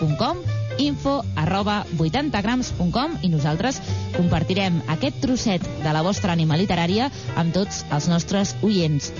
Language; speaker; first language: Catalan; native; Catalan